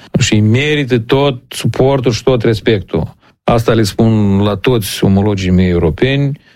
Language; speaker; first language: Romanian; native; Romanian